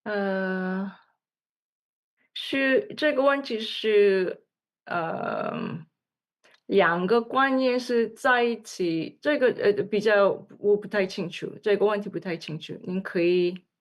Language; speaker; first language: Chinese; non-native, learner; English